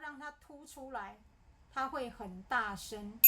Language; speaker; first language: Chinese; native; Chinese